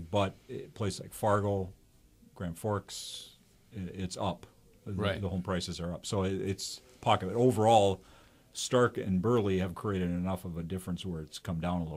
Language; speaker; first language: English; native; English